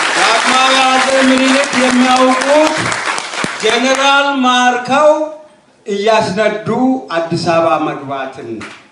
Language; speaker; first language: Amharic; non-native, local second language; Wolaytta